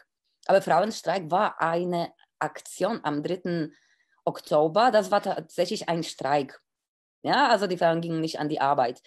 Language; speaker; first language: German; non-native, fluent; Polish